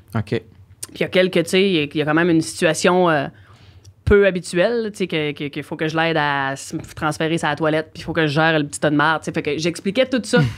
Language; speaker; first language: French; native; French